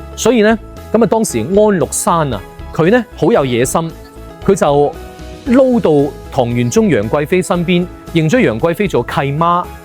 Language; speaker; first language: Cantonese; native; Cantonese